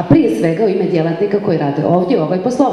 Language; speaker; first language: Croatian; native; Croatian